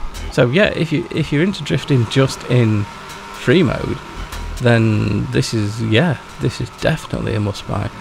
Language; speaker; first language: English; native; English